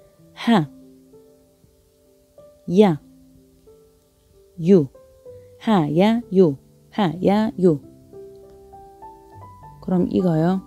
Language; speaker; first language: Korean; non-native, learner; Arabic